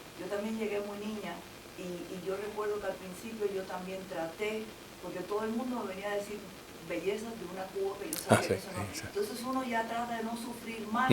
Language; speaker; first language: Spanish; native; Spanish